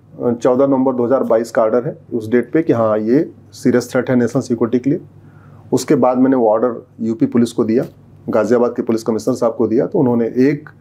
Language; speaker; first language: Hindi; native; Hindi